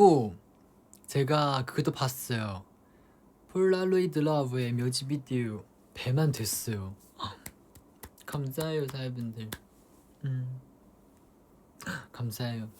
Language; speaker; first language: Korean; non-native, fluent; Chinese